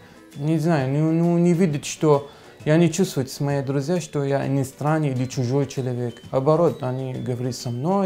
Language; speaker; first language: Russian; non-native, learner; Arabic